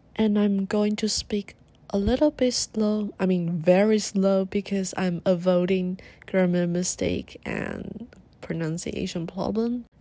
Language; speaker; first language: English; non-native, learner; Chinese